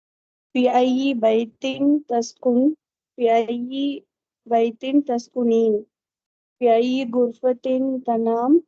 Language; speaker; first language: Arabic; non-native, learner; Tamil